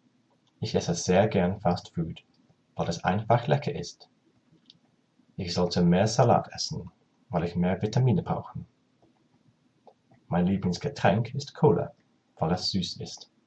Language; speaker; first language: German; non-native, learner; English